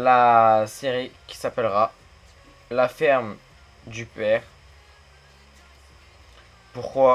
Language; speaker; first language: French; native; French